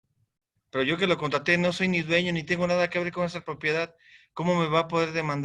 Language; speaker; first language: Spanish; native; Spanish